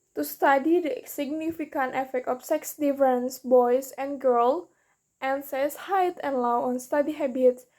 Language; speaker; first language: English; non-native, learner; Indonesian